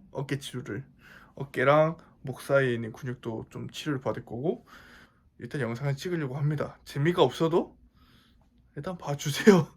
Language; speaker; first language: Korean; native; Korean